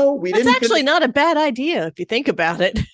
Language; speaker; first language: English; native; English